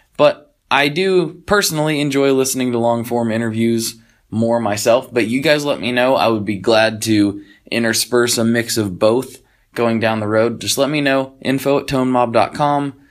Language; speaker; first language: English; early bilingual, other home language; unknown